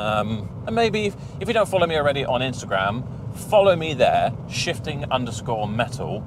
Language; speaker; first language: English; native; English